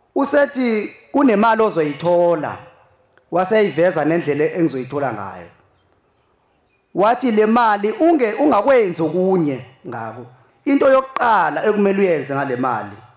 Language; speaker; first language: Zulu; native; Zulu